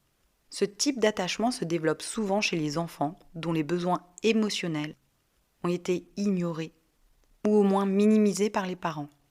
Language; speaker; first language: French; native; French